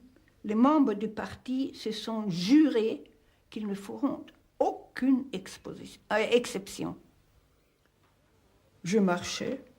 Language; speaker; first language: French; non-native, fluent; Hungarian